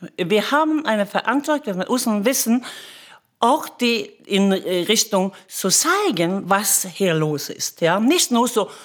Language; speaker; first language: German; non-native, fluent; Norwegian